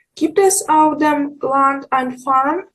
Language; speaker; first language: German; non-native, learner; Ukrainian